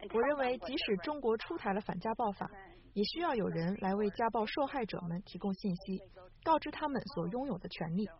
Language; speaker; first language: Chinese; native; Chinese